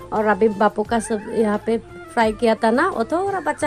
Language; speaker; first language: Hindi; non-native, local second language; Chakma